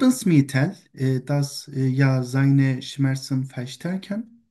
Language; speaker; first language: German; non-native, learner; Turkish